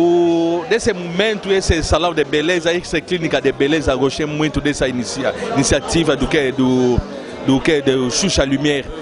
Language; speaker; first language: Portuguese; non-native, learner; Lingala